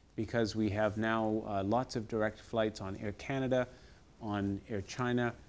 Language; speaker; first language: English; native; English